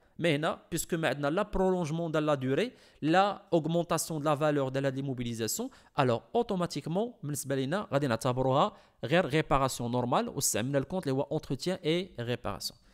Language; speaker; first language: French; non-native, local second language; Arabic